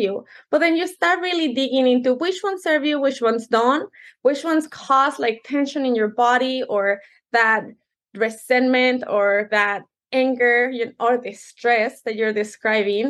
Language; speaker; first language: English; non-native, fluent; Spanish